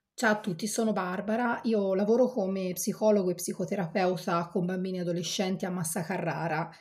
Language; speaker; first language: Italian; native; Italian